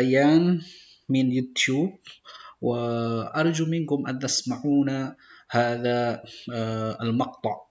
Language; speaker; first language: Arabic; non-native, fluent; Indonesian